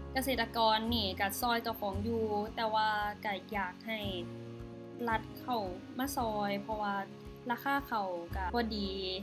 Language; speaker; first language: Thai; native; Thai